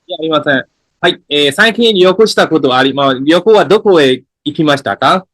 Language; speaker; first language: Japanese; non-native, fluent; Burmese